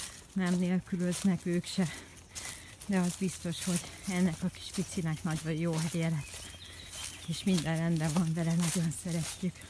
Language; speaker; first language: Hungarian; native; Hungarian